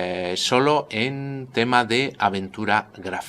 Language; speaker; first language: Spanish; native; Spanish